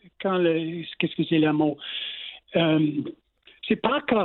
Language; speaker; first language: French; non-native, local second language; English